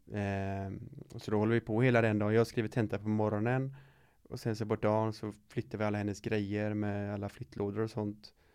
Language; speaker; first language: Swedish; native; Swedish